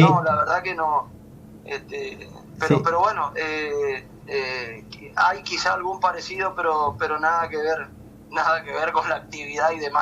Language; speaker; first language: Spanish; native; Spanish